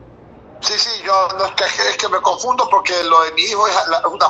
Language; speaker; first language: Spanish; native; Spanish